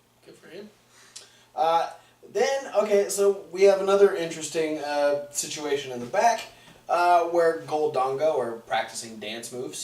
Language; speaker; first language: English; native; English